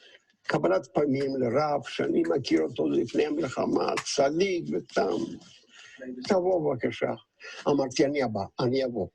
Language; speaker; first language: Hebrew; non-native, fluent; Yiddish